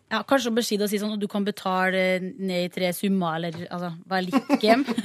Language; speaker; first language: Norwegian; native; Norwegian